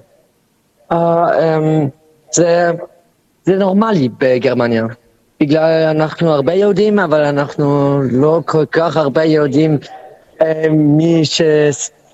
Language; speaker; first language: Hebrew; non-native, learner; German